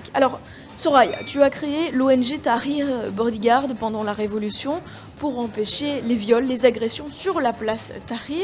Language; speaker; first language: French; native; French